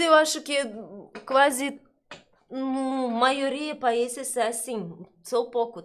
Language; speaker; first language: Portuguese; non-native, learner; Russian